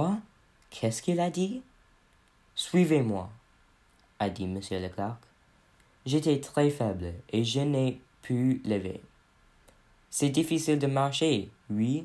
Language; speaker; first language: French; non-native, learner; English